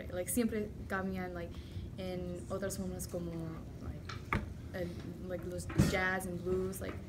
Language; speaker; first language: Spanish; non-native, learner; English